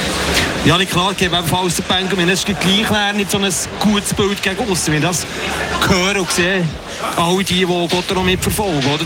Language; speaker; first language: German; native; German